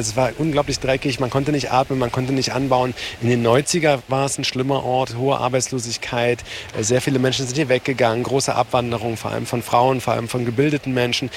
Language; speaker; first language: German; native; German